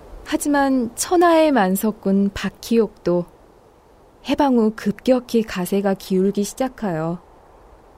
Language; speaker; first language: Korean; native; Korean